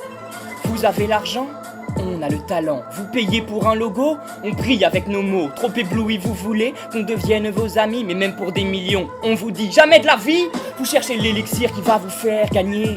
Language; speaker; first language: French; native; French